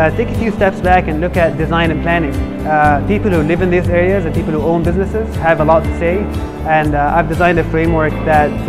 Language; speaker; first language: English; non-native, fluent; Arabic